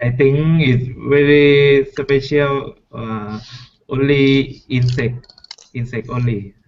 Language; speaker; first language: English; non-native, learner; Thai